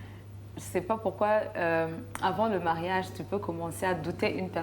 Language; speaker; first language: French; non-native, local second language; Rundi